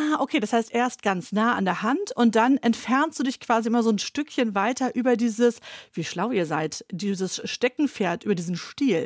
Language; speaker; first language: German; native; German